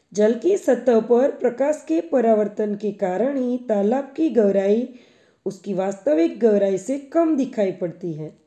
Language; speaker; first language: Hindi; non-native, local second language; Gujarati